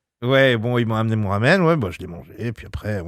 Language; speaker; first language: French; native; French